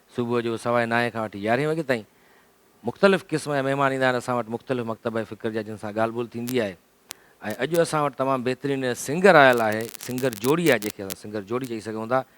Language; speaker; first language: Sindhi; native; Sindhi